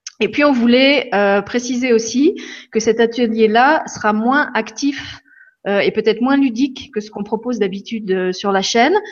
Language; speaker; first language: French; native; French